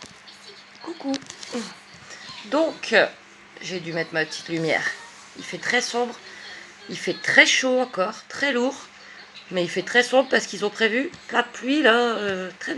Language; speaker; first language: French; native; French